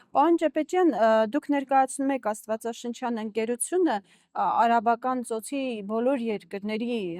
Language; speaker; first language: Armenian; native; Armenian